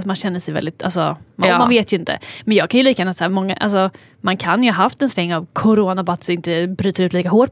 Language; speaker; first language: Swedish; native; Swedish